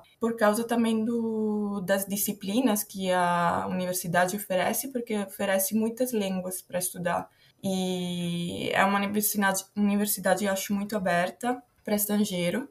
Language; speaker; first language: Portuguese; non-native, fluent; Italian